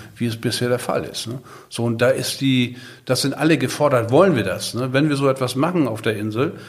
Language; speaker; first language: German; native; German